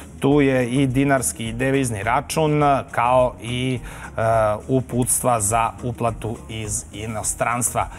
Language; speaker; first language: Serbian; native; Serbian